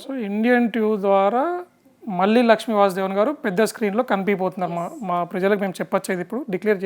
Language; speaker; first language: Telugu; native; Telugu